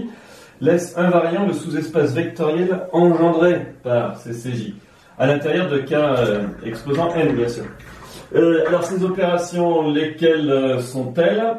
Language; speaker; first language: French; native; French